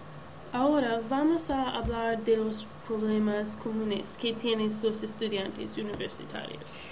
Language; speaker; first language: Spanish; non-native, learner; English